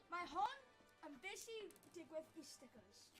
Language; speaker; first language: Welsh; non-native, local second language; English